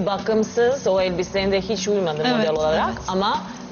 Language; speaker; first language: Turkish; non-native, learner; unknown